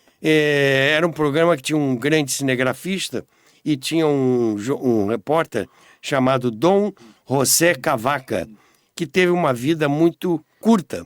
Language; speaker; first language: Portuguese; native; Portuguese